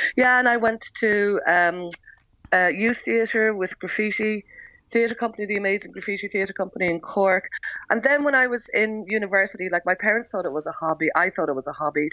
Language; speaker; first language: English; native; English